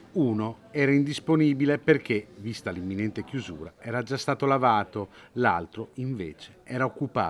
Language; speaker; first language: Italian; native; Italian